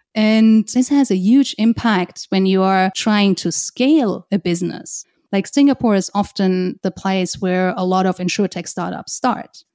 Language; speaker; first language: English; non-native, fluent; German